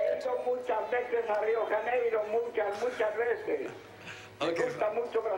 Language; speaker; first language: Portuguese; non-native, learner; Spanish